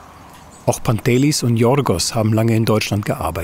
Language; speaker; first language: German; native; German